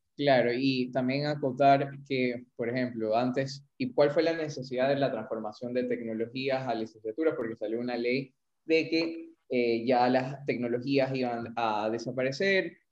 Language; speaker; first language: Spanish; native; Spanish